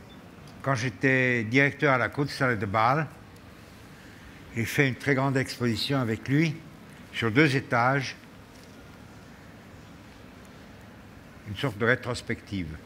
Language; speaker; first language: French; non-native, fluent; German